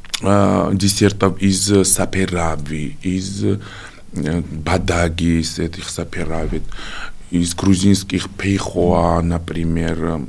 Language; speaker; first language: Russian; non-native, fluent; Georgian